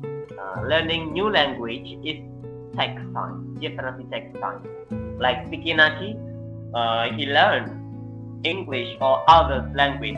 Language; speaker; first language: English; non-native, fluent; Indonesian